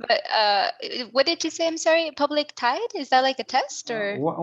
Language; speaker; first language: English; non-native, fluent; Spanish